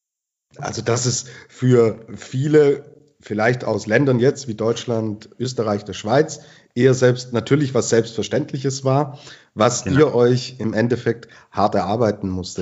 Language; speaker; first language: German; native; German